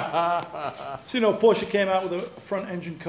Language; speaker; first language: English; native; English